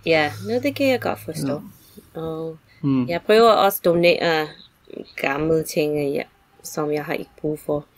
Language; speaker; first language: Danish; non-native, fluent; English